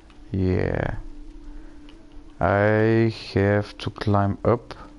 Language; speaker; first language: English; non-native, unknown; Bulgarian